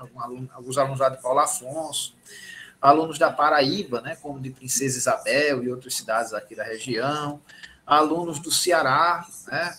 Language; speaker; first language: Portuguese; native; Portuguese